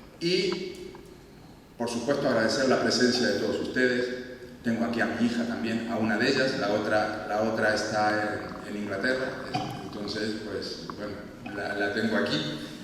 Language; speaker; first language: Spanish; native; Spanish